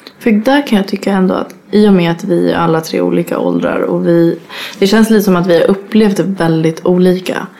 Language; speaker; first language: Swedish; native; Swedish